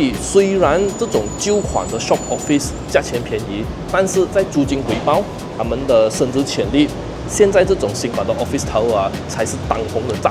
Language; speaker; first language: Chinese; native; Chinese